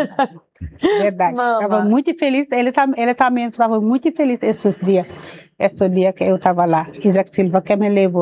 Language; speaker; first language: Portuguese; non-native, learner; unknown